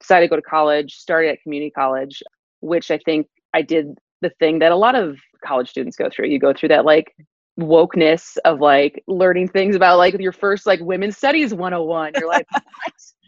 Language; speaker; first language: English; native; English